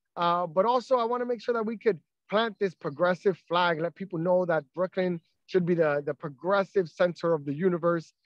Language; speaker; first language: English; native; English